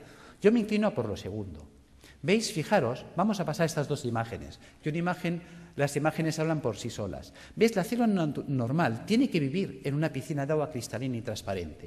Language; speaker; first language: Spanish; native; Spanish